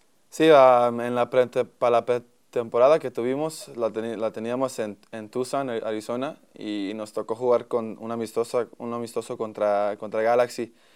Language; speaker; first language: Spanish; early bilingual, heritage; Spanish